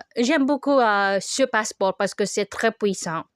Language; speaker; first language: French; non-native, learner; Filipino